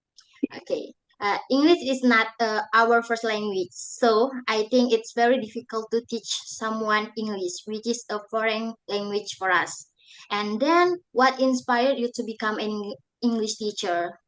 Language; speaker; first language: English; non-native, learner; Indonesian